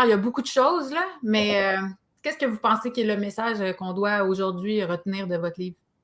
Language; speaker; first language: French; native; French